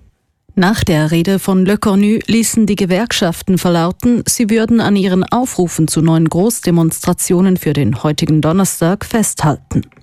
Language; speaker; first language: German; native; German